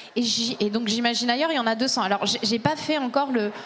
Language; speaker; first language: French; native; French